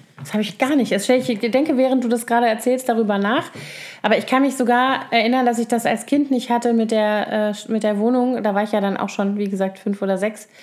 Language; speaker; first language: German; native; German